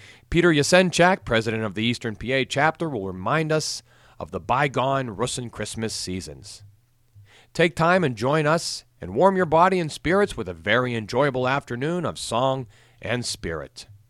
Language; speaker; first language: English; native; English